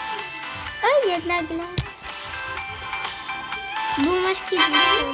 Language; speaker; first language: French; native; French